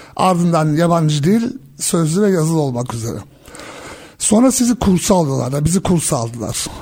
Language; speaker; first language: Turkish; early bilingual, heritage; Turkish